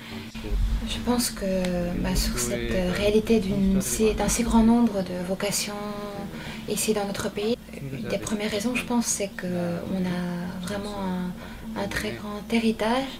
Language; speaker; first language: French; non-native, fluent; Korean